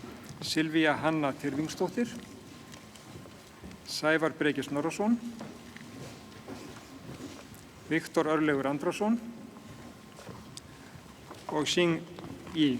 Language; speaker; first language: Icelandic; native; Icelandic